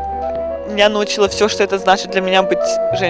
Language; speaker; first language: Russian; early bilingual, other home language; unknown